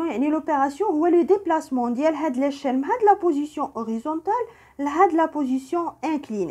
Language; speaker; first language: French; non-native, local second language; Arabic